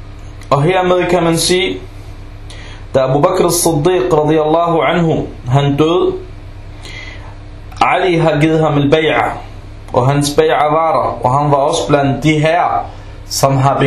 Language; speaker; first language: Danish; non-native, local second language; Arabic